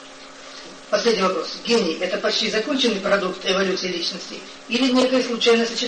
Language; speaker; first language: Russian; native; Russian